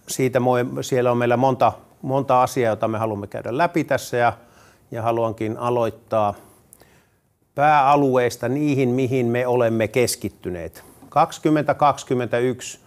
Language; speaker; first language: Finnish; native; Finnish